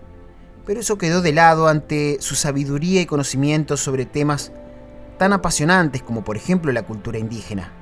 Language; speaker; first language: Spanish; native; Spanish